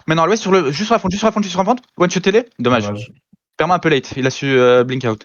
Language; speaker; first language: French; native; French